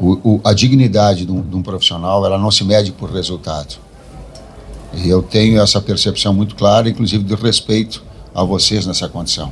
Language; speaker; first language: Portuguese; native; Portuguese